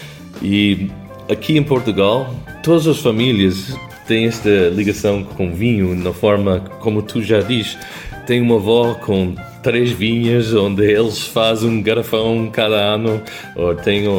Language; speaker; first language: Portuguese; non-native, fluent; English